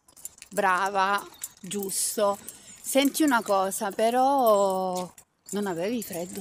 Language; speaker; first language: Italian; native; Italian